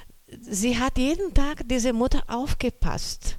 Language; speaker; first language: German; non-native, learner; Portuguese